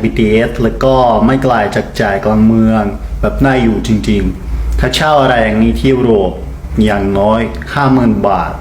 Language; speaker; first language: Thai; non-native, fluent; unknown